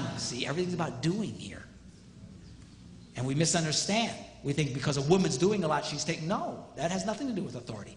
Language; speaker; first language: English; native; English